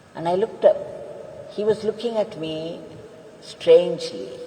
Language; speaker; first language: English; non-native, local second language; Tamil